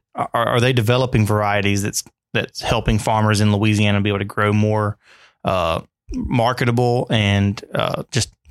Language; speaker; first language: English; native; English